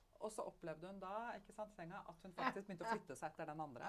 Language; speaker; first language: Norwegian; native; Norwegian